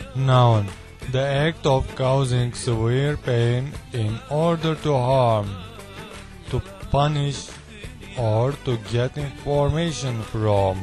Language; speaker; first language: English; non-native, learner; Turkish